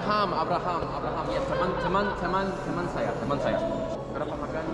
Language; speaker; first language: Indonesian; non-native, learner; English